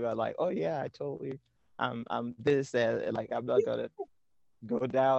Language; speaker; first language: English; non-native, local second language; Yoruba